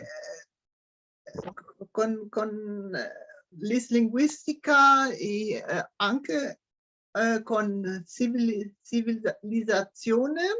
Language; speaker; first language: Italian; non-native, learner; German